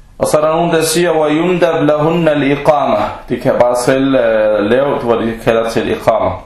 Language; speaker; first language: Danish; early bilingual, other home language; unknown